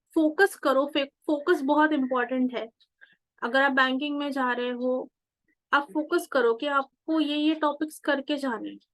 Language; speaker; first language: Hindi; non-native, local second language; Marathi